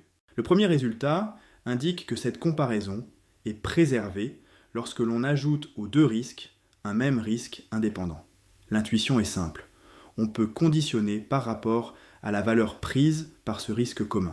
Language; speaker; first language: French; native; French